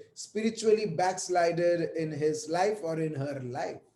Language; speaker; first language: English; non-native, local second language; Hindi